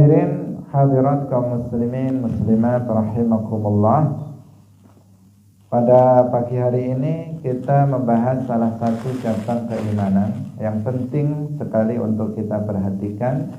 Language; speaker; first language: Indonesian; non-native, local second language; Javanese